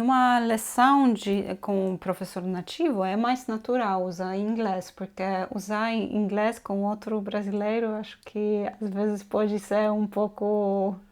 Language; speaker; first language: Portuguese; non-native, learner; Polish